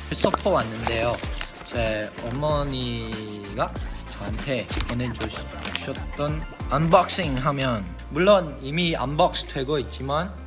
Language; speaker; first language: Korean; non-native, fluent; English